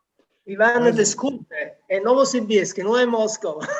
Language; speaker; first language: Portuguese; non-native, fluent; Italian